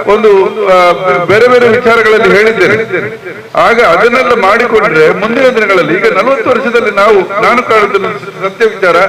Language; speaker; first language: Kannada; native; Kannada